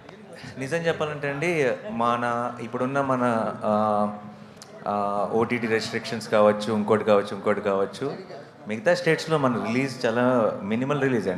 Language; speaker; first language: Telugu; native; Telugu